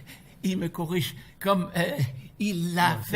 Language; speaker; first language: French; non-native, fluent; German